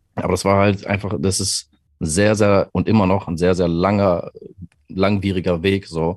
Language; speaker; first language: German; early bilingual, other home language; English